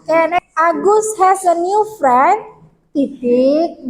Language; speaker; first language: English; non-native, fluent; Indonesian